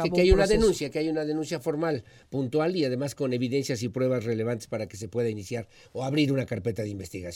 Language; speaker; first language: Spanish; native; Spanish